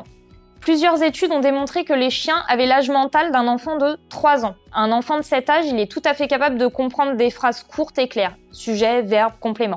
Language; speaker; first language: French; native; French